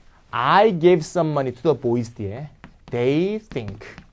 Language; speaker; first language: English; non-native, fluent; Korean